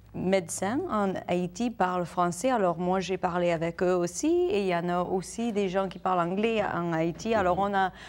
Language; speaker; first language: French; non-native, fluent; English